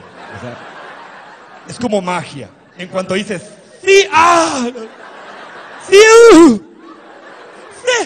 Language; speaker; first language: Spanish; native; Spanish